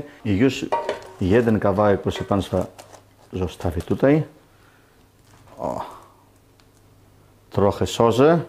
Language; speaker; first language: Polish; non-native, learner; Greek